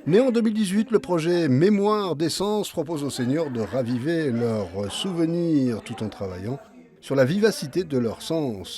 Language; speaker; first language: French; native; French